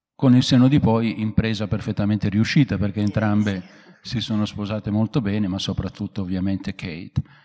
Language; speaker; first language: Italian; native; Italian